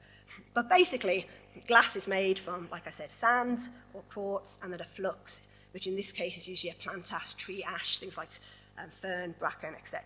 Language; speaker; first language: English; native; English